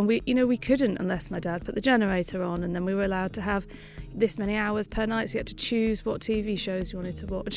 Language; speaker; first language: English; native; English